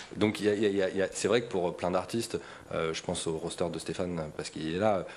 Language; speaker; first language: French; native; French